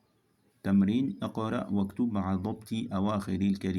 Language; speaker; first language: Arabic; non-native, fluent; French